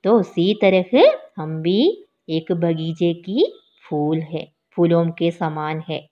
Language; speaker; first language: Hindi; non-native, local second language; Malayalam